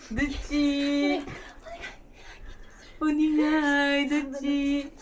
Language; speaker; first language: Japanese; non-native, fluent; Cebuano